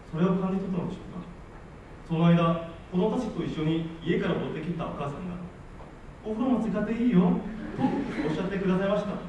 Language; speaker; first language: Japanese; non-native, fluent; Korean